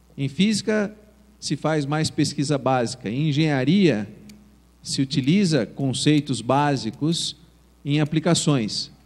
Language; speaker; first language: Portuguese; native; Portuguese